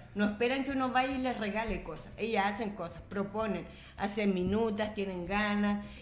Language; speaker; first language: Spanish; native; Spanish